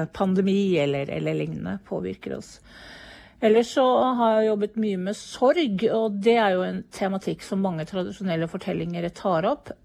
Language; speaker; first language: Norwegian; native; Norwegian